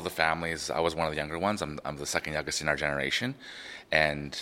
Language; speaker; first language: English; native; English